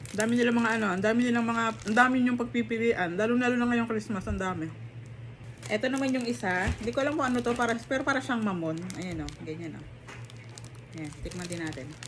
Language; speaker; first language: Filipino; native; Filipino